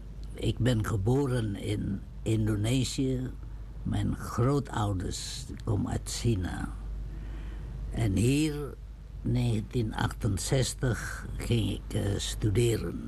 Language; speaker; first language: Dutch; non-native, fluent; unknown